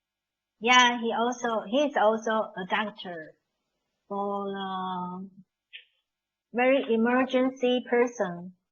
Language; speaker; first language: English; non-native, learner; Chinese